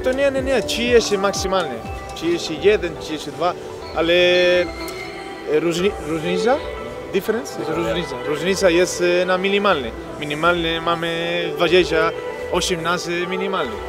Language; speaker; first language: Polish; non-native, learner; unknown